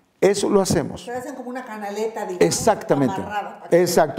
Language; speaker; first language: Spanish; native; Spanish